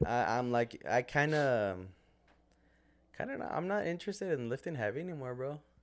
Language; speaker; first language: English; early bilingual, other home language; Spanish